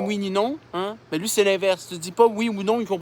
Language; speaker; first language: French; native; French